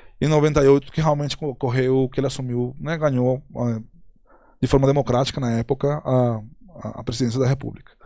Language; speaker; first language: Portuguese; non-native, fluent; Spanish